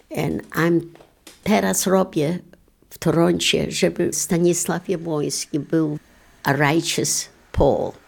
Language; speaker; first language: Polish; non-native, local second language; Yiddish